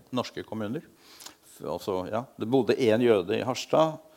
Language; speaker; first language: Norwegian; non-native, fluent; Hungarian